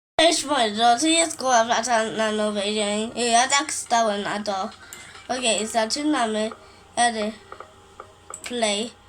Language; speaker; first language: Polish; early bilingual, heritage; Portuguese